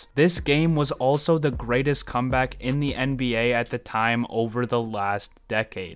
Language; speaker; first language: English; native; English